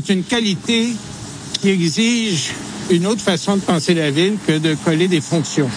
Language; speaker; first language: French; native; French